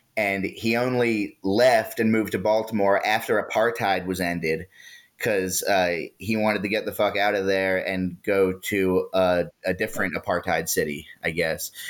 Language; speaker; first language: English; native; English